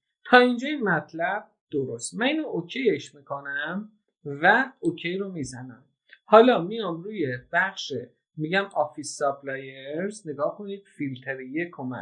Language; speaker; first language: Persian; native; Persian